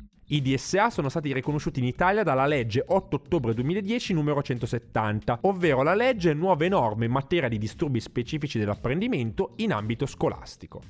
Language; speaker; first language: Italian; native; Italian